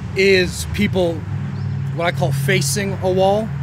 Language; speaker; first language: English; native; English